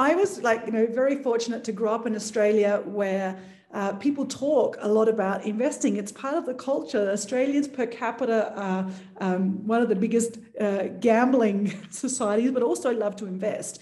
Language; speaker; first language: English; native; English